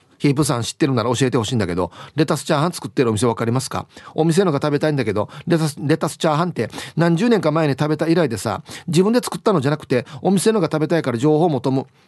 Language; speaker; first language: Japanese; native; Japanese